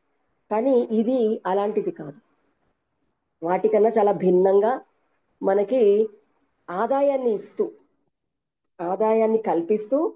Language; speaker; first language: Telugu; native; Telugu